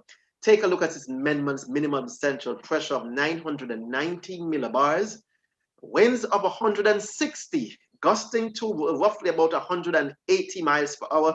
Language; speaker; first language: English; native; English